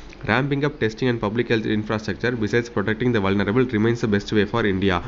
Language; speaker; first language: English; non-native, local second language; Tamil